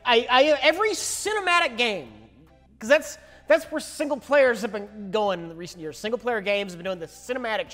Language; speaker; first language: English; native; English